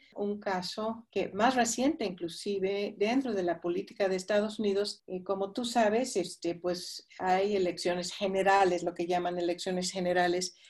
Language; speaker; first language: Spanish; non-native, fluent; English